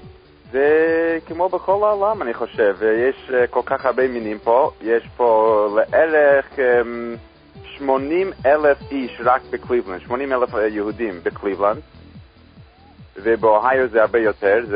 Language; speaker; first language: Hebrew; non-native, fluent; English